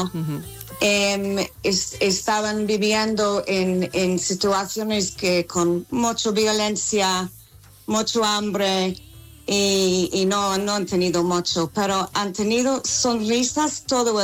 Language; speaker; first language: Spanish; non-native, learner; English